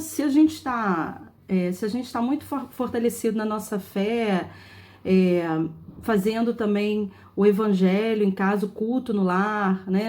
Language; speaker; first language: Portuguese; native; Portuguese